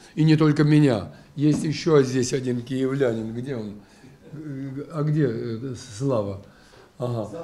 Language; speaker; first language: Russian; native; Russian